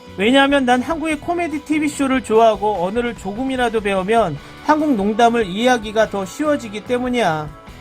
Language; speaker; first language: Korean; native; Korean